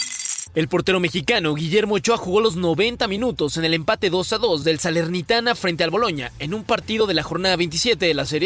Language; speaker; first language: Spanish; native; Spanish